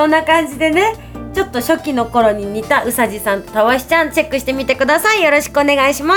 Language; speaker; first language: Japanese; native; Japanese